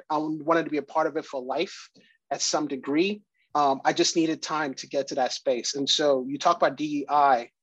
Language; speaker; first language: English; early bilingual, other home language; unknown